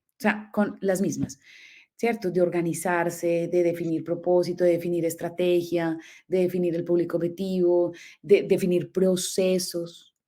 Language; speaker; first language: Spanish; native; Spanish